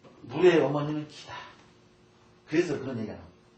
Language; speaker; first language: Korean; native; Korean